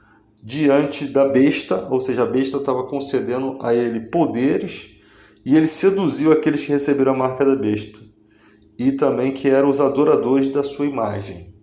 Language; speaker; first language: Portuguese; native; Portuguese